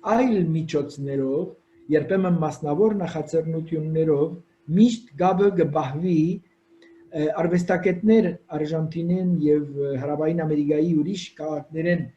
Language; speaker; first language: Armenian; early bilingual, heritage; Armenian